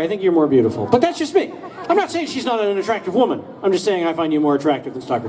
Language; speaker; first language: English; native; English